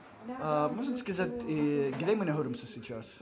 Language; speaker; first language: Russian; non-native, learner; English